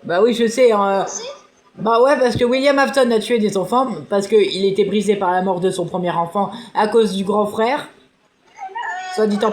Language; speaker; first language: French; native; French